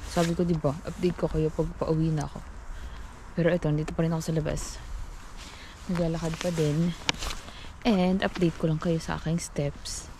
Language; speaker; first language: Filipino; native; Filipino